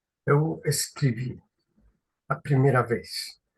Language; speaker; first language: Portuguese; non-native, learner; Spanish